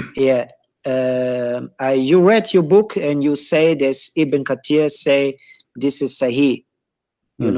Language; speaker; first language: English; non-native, learner; German